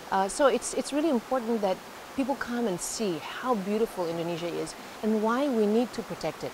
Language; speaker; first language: English; early bilingual, heritage; English